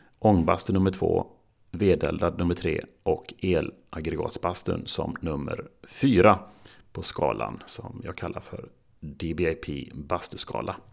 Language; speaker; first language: Swedish; native; Swedish